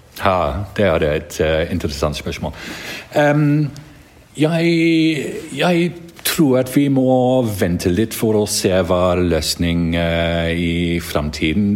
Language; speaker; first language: Norwegian; non-native, learner; English